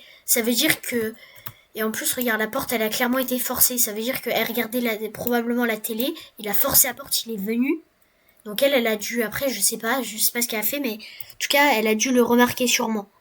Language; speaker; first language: French; native; French